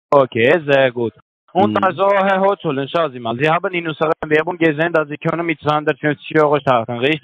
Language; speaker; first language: German; non-native, learner; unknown